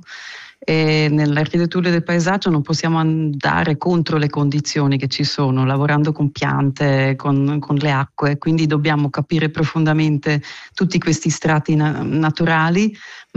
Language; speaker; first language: Italian; non-native, local second language; German